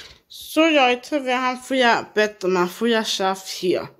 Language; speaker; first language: German; early bilingual, other home language; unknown